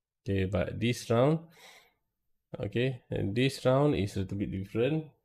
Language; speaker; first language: English; non-native, local second language; Malay